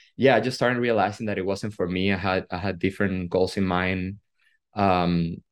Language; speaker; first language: English; non-native, fluent; Spanish